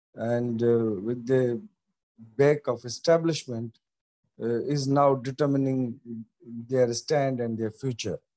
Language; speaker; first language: English; non-native, local second language; Sindhi